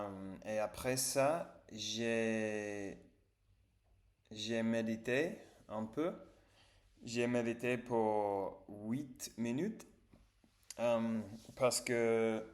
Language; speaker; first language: French; non-native, learner; English